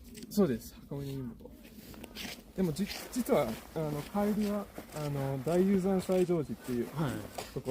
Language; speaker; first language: Japanese; non-native, fluent; English